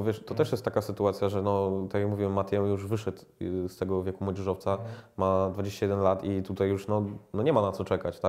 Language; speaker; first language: Polish; native; Polish